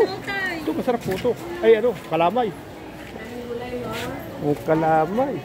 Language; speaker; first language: Filipino; native; Filipino